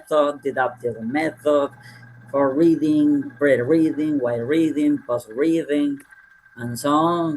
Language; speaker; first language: English; non-native, fluent; Spanish